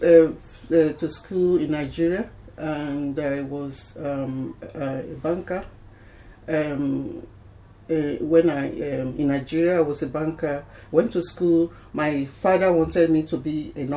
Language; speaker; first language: English; non-native, local second language; Yoruba